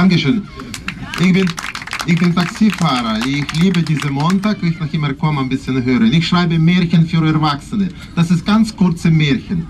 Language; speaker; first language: German; non-native, learner; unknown